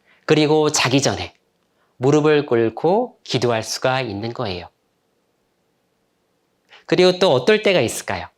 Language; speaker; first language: Korean; native; Korean